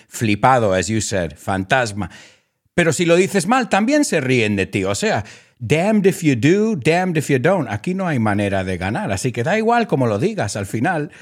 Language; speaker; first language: Spanish; non-native, fluent; English